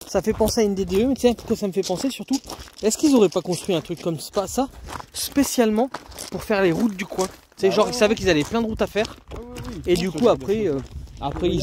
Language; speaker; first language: French; native; French